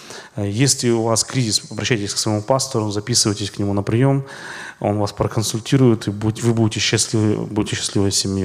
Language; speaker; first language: Russian; native; Russian